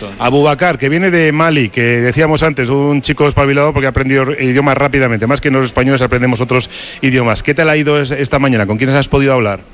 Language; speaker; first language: Spanish; native; Spanish